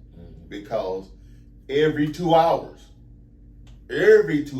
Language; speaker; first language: English; native; English